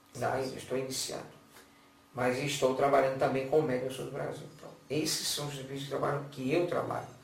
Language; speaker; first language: Portuguese; non-native, fluent; German